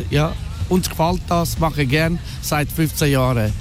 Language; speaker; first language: German; non-native, learner; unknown